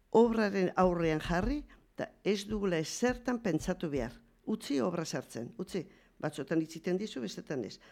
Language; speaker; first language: Basque; native; Basque